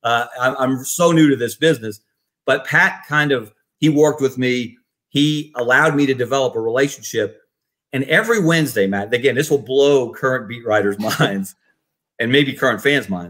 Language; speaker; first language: English; native; English